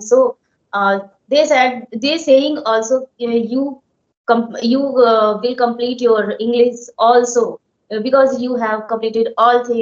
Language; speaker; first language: English; non-native, learner; Hindi